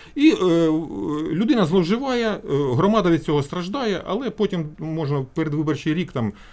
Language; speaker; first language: Ukrainian; native; Ukrainian